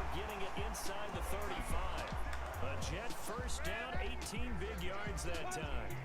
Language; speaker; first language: English; native; English